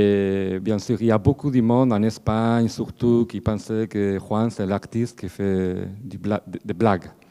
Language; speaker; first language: French; non-native, fluent; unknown